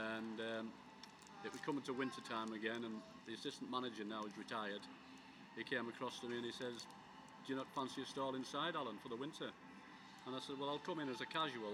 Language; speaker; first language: English; native; English